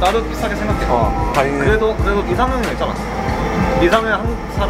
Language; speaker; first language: Korean; early bilingual, heritage; English